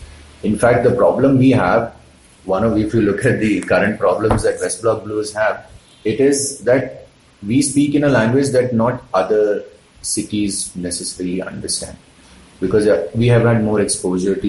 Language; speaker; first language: English; non-native, local second language; Malayalam